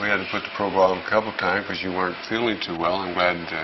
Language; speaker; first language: English; native; English